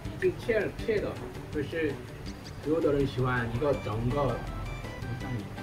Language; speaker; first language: Chinese; non-native, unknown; Korean